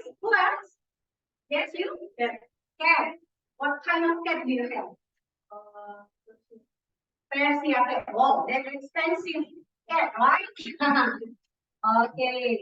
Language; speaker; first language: English; non-native, fluent; Indonesian